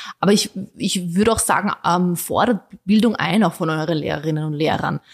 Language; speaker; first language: German; early bilingual, other home language; Bosnian